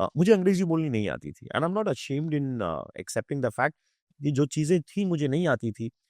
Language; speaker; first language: Hindi; native; Hindi